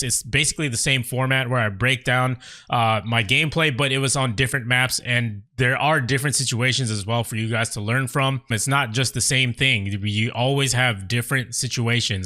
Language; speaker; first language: English; native; English